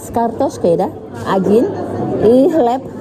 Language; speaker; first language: Russian; non-native, learner; Indonesian